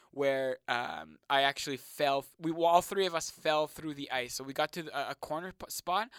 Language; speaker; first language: English; native; English